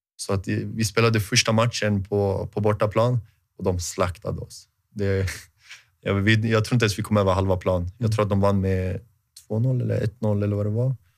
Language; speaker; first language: Swedish; native; Swedish